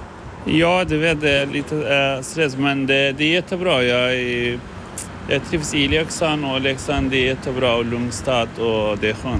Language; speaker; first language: Swedish; non-native, learner; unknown